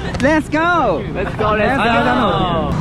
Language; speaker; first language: English; non-native, learner; Korean